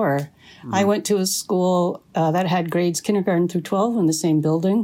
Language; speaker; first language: English; native; English